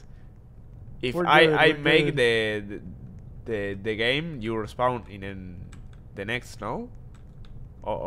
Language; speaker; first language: English; non-native, learner; Spanish